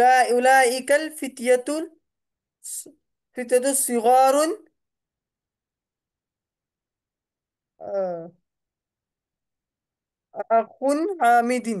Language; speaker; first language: Arabic; non-native, learner; Urdu